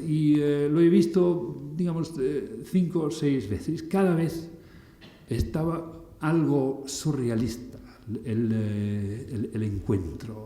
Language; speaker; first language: Spanish; non-native, fluent; German